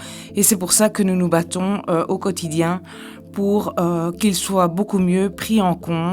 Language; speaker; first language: French; native; French